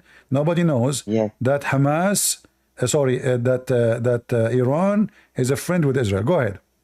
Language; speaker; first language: English; non-native, fluent; Arabic